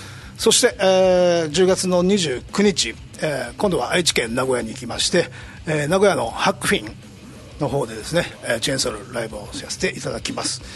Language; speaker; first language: Japanese; native; Japanese